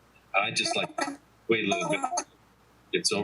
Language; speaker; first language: English; native; English